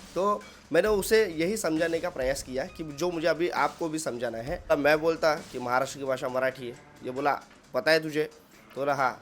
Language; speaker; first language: Hindi; non-native, local second language; Marathi